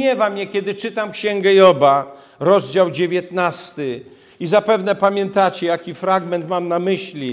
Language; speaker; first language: Polish; native; Polish